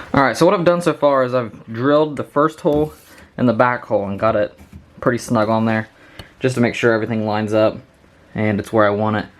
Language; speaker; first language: English; native; English